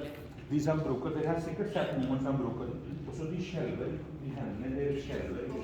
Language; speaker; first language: Norwegian; non-native, fluent; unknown